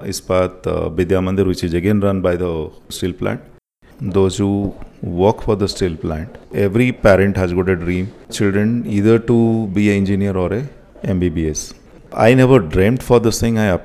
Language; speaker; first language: English; non-native, local second language; Odia